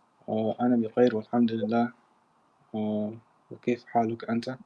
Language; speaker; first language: Arabic; non-native, learner; English